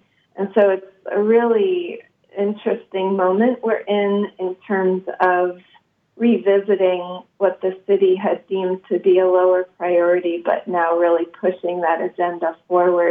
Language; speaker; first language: English; native; English